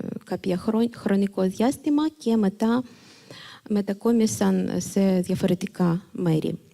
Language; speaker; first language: Greek; non-native, fluent; Ukrainian